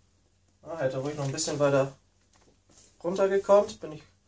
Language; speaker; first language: German; native; German